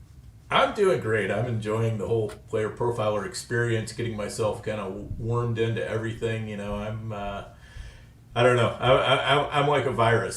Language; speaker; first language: English; native; English